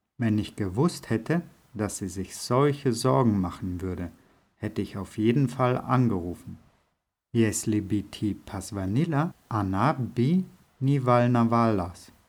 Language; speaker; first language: German; native; German